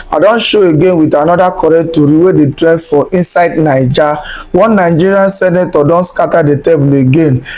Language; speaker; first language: Nigerian Pidgin; native; Nigerian Pidgin